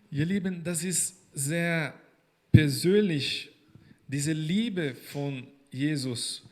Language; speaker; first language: German; non-native, fluent; Portuguese